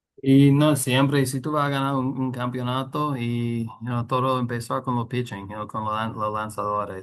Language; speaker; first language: Spanish; non-native, learner; English